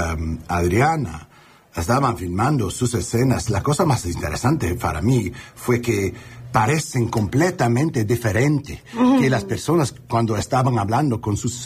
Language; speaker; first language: Spanish; non-native, learner; English